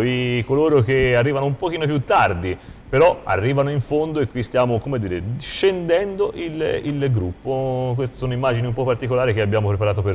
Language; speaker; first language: Italian; native; Italian